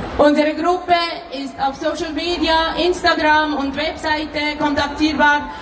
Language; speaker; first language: German; non-native, fluent; Persian